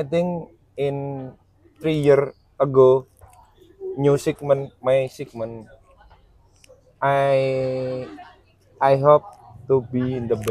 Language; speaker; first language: English; non-native, learner; Javanese